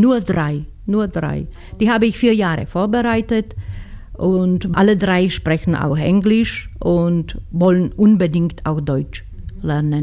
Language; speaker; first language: German; non-native, fluent; Slovak